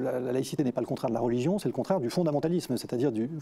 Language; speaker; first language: French; native; French